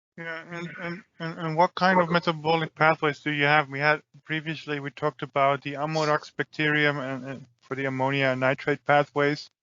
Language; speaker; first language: English; non-native, fluent; Dutch